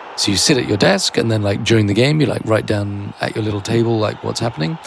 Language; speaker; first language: English; native; English